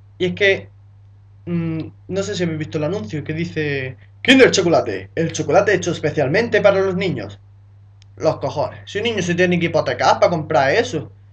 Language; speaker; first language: Spanish; native; Spanish